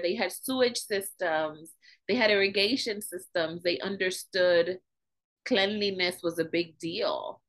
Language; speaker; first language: English; native; English